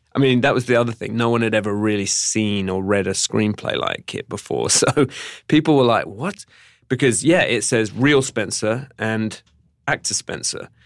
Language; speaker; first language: English; native; English